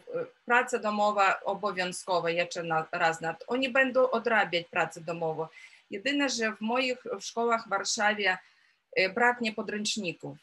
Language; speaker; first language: Polish; non-native, fluent; Ukrainian